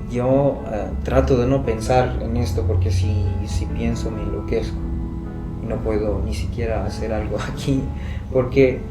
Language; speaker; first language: Spanish; non-native, fluent; Persian